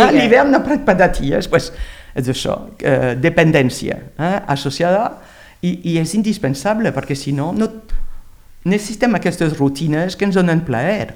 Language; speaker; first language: Catalan; non-native, fluent; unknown